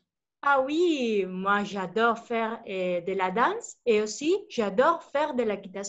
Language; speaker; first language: French; non-native, learner; Spanish